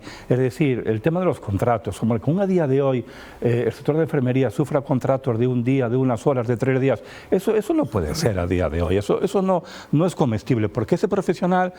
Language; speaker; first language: Spanish; native; Spanish